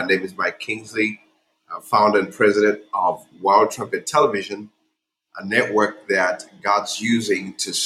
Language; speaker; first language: English; non-native, local second language; Ganda